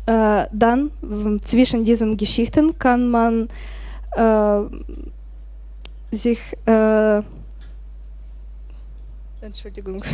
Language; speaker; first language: German; non-native, learner; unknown